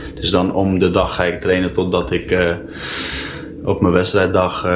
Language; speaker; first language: Dutch; early bilingual, heritage; Dutch